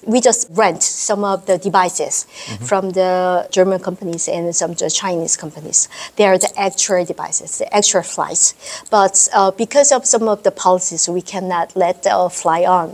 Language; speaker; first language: English; non-native, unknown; Korean